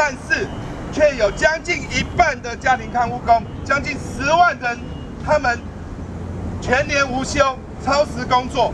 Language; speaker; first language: Chinese; native; Chinese